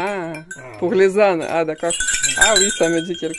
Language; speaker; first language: French; non-native, learner; Russian